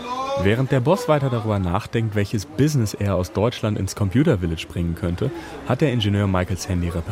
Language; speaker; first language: German; native; German